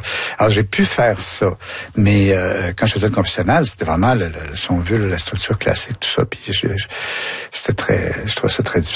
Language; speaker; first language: French; native; French